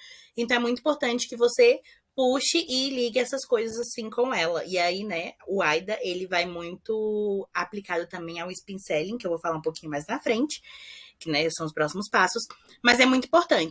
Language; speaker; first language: Portuguese; native; Portuguese